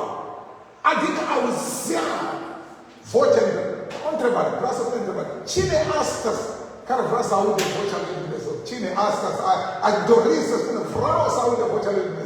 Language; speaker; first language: Romanian; non-native, learner; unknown